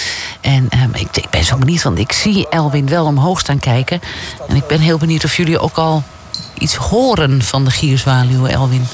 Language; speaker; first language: Dutch; native; Dutch